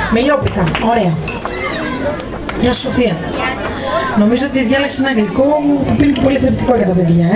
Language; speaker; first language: Greek; native; Greek